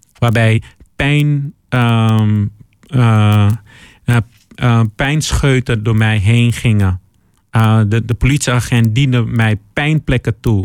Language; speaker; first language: Dutch; early bilingual, other home language; Papiamento